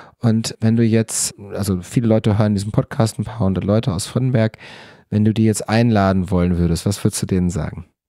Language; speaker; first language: German; native; German